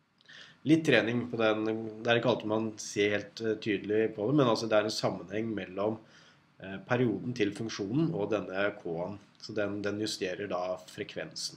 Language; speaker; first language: Norwegian; native; Norwegian